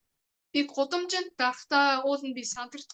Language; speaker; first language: Mongolian; early bilingual, heritage; Mongolian